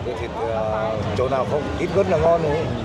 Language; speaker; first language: Vietnamese; native; Vietnamese